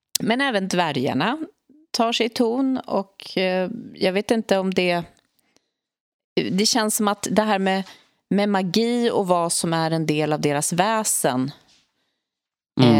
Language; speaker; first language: Swedish; native; Swedish